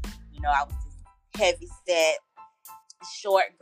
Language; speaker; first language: English; native; English